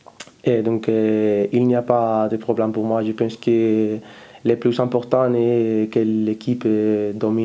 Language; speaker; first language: French; non-native, learner; Spanish